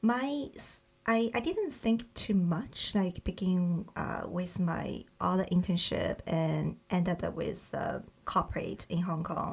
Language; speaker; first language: English; non-native, fluent; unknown